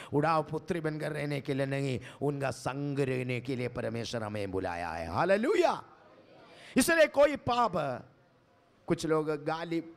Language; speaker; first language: Hindi; non-native, local second language; Malayalam